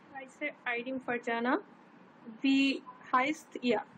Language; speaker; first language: German; non-native, learner; Bangla